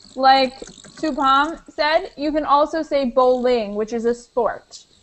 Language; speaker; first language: English; native; English